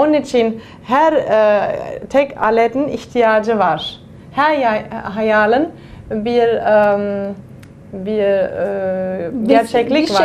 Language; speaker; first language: Turkish; non-native, fluent; German